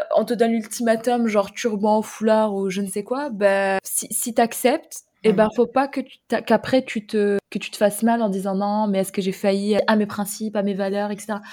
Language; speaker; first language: French; non-native, fluent; Arabic